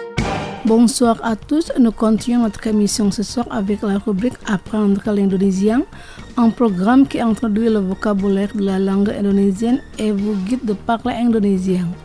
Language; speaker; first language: French; non-native, fluent; Indonesian